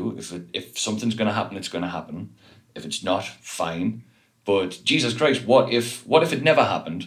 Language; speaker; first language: English; native; English